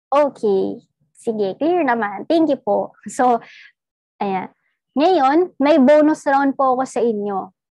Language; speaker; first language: Filipino; non-native, local second language; Cebuano